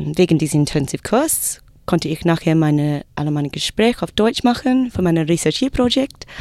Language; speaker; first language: German; non-native, learner; English